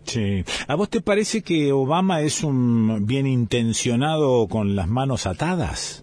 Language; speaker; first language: Spanish; native; Spanish